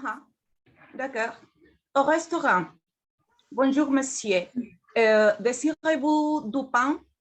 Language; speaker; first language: French; non-native, learner; Spanish